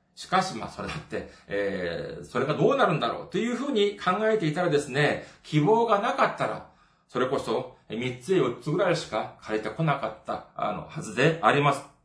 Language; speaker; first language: Japanese; non-native, fluent; Korean